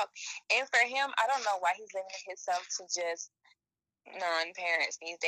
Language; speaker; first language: English; native; English